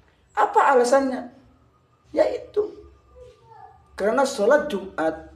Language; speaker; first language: Indonesian; native; Indonesian